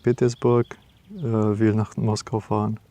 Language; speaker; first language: German; non-native, fluent; Romanian